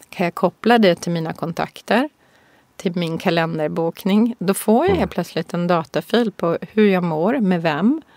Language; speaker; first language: Swedish; native; Swedish